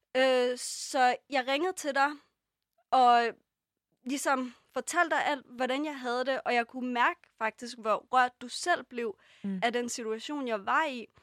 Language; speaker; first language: Danish; early bilingual, other home language; Persian